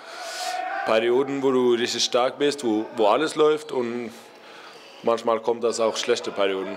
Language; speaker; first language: German; non-native, learner; Norwegian